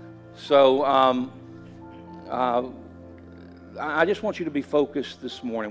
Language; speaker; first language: English; native; English